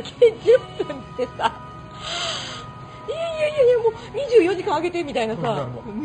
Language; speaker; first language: Japanese; native; Japanese